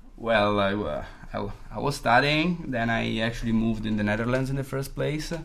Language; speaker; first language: English; non-native, fluent; Italian